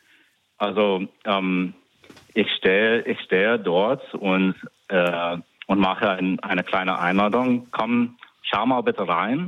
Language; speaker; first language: German; non-native, fluent; English